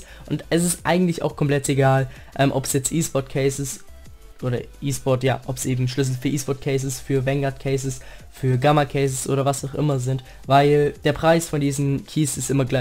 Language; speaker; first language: German; native; German